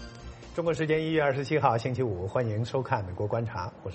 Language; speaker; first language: Chinese; native; Chinese